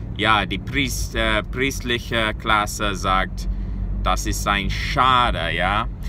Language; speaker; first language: German; non-native, learner; English